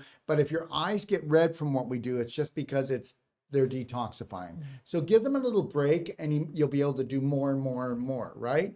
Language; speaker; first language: English; native; English